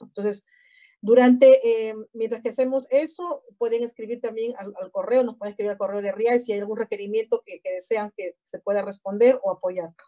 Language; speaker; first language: Spanish; native; Spanish